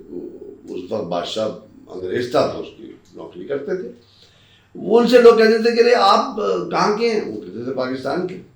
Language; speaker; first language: Urdu; native; Urdu